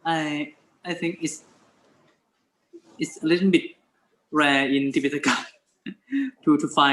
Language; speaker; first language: English; non-native, learner; Thai